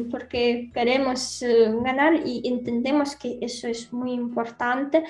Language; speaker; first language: Spanish; non-native, learner; Ukrainian